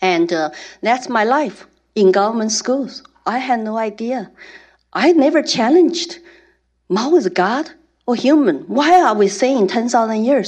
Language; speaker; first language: English; non-native, fluent; Chinese